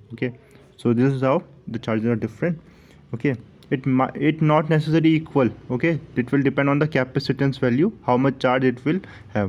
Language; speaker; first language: English; non-native, local second language; Hindi